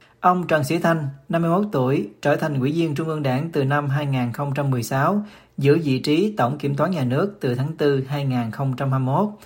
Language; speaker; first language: Vietnamese; native; Vietnamese